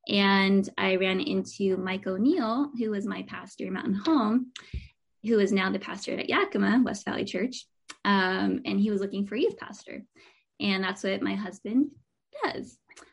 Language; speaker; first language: English; native; English